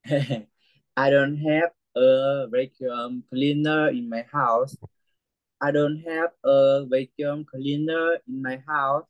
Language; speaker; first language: English; non-native, learner; Vietnamese